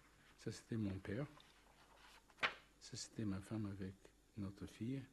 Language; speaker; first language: French; non-native, fluent; English